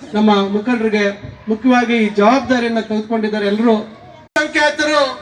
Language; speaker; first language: Kannada; native; Kannada